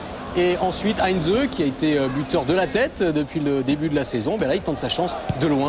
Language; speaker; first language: French; native; French